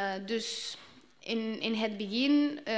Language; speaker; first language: Dutch; non-native, learner; Spanish